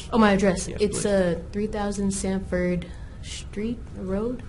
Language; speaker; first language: English; native; English